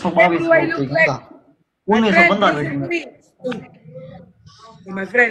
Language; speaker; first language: English; non-native, learner; Filipino